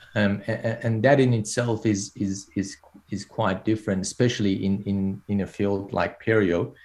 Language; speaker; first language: English; non-native, fluent; Persian